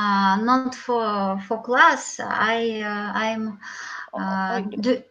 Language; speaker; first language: English; non-native, learner; Russian